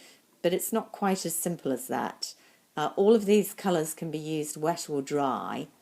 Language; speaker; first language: English; native; English